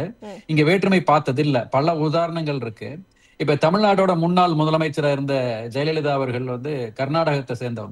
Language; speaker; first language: Tamil; native; Tamil